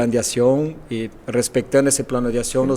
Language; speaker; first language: Spanish; non-native, fluent; Portuguese